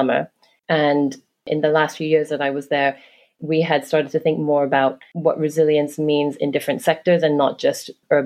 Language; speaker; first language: English; non-native, local second language; Cantonese